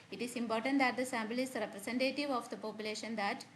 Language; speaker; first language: English; non-native, local second language; Malayalam